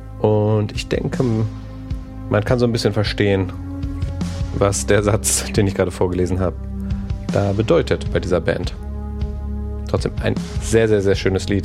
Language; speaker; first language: German; native; German